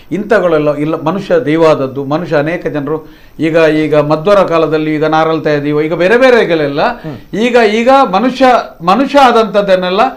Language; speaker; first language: Kannada; non-native, local second language; Tulu